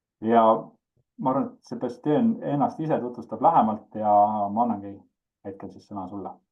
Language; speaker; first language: Estonian; native; Estonian